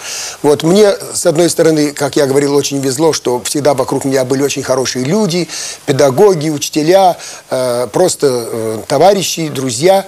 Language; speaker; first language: Russian; native; Russian